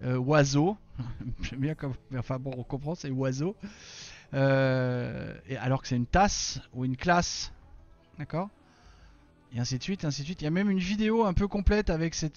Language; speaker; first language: French; native; French